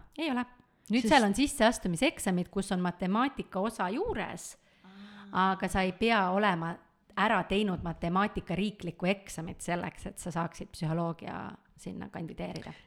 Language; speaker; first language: Estonian; native; Estonian